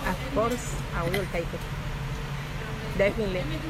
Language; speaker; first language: English; non-native, learner; Spanish